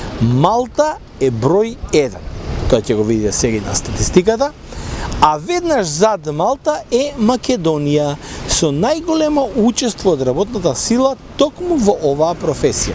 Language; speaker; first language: Macedonian; native; Macedonian